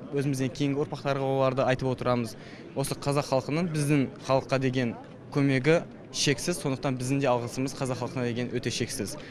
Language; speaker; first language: Kazakh; non-native, local second language; Chechen